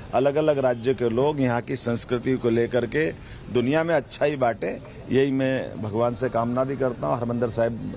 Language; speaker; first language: Hindi; native; Hindi